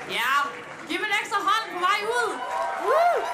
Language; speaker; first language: Danish; native; Danish